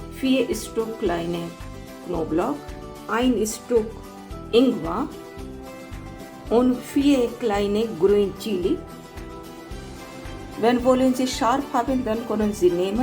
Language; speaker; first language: German; non-native, learner; Hindi